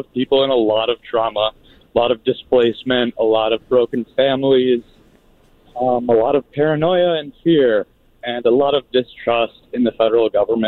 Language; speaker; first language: English; native; English